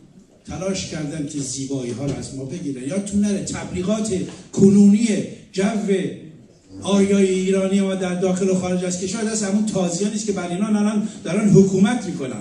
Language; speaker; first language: Persian; native; Persian